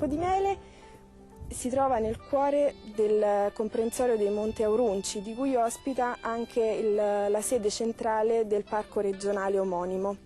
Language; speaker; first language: Italian; native; Italian